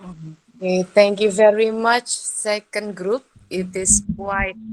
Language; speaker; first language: English; non-native, learner; Indonesian